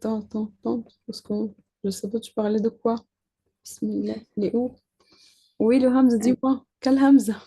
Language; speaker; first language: French; non-native, learner; Arabic